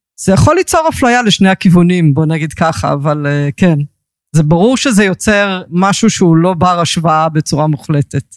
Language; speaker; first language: Hebrew; early bilingual, heritage; Hebrew